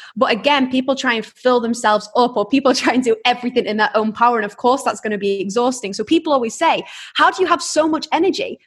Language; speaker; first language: English; native; English